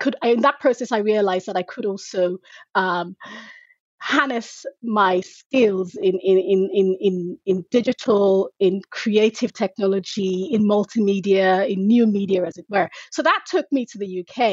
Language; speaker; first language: English; non-native, local second language; Yoruba